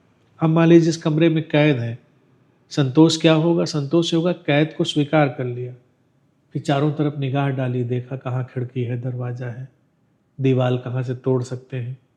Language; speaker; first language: Hindi; native; Hindi